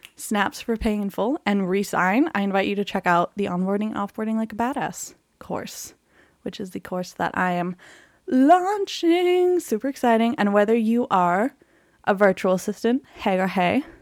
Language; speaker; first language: English; native; English